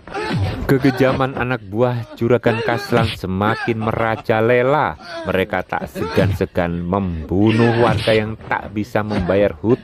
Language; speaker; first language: Indonesian; native; Indonesian